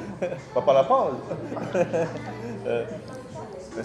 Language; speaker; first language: French; early bilingual, other home language; Lao